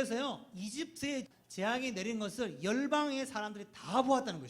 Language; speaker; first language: Korean; native; Korean